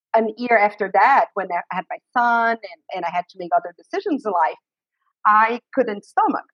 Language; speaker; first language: English; non-native, fluent; Portuguese